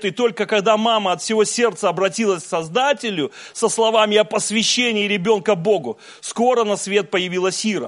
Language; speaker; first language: Russian; native; Russian